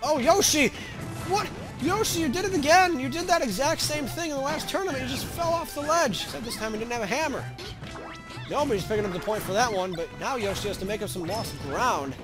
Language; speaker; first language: English; native; English